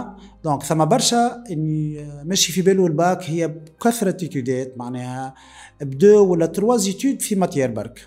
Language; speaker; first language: Arabic; native; Arabic